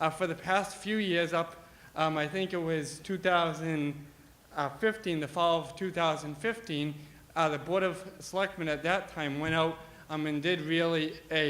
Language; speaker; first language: English; native; English